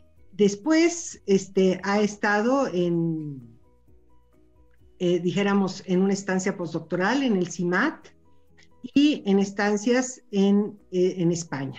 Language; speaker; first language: Spanish; native; Spanish